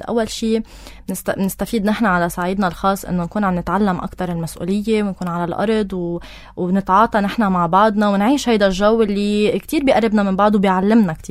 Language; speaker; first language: Arabic; native; Arabic